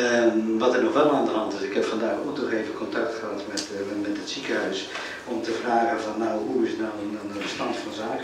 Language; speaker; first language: Dutch; native; Dutch